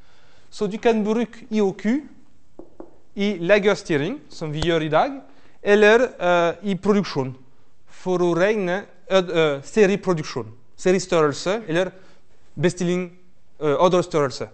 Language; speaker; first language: Swedish; non-native, fluent; French